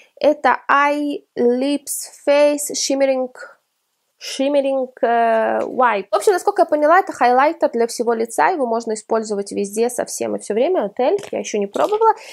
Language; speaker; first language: Russian; early bilingual, heritage; Russian